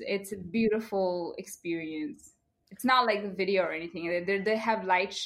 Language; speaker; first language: English; non-native, local second language; Bangla